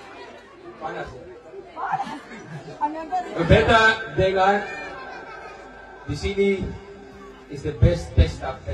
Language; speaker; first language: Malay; non-native, learner; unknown